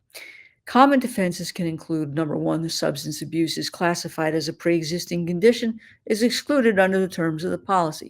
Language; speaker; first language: English; native; English